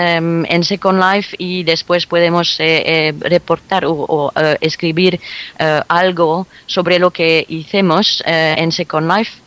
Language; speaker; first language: Spanish; non-native, fluent; French